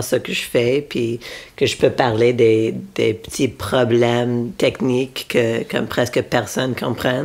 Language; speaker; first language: French; non-native, local second language; English